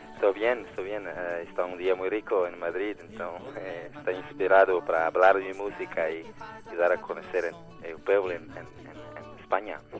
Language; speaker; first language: Spanish; non-native, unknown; Portuguese